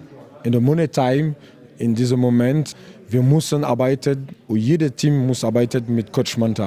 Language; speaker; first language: German; non-native, learner; French